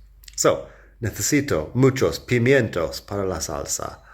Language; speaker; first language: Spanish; non-native, fluent; English